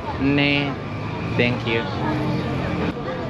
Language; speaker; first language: English; non-native, learner; Thai